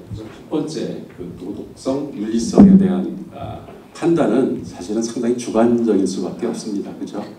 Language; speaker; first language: Korean; native; Korean